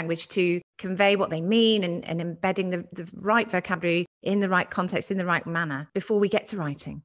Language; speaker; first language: English; native; English